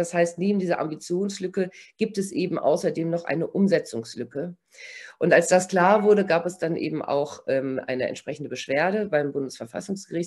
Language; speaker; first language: German; native; German